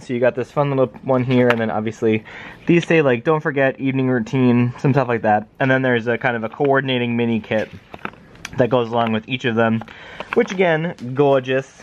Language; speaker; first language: English; native; English